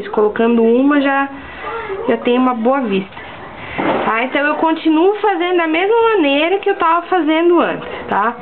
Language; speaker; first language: Portuguese; native; Portuguese